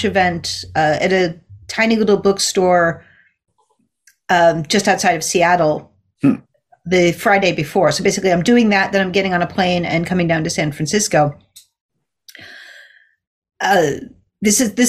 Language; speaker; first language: English; native; English